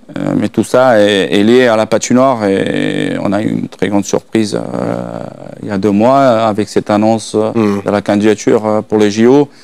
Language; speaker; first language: French; non-native, fluent; Slovak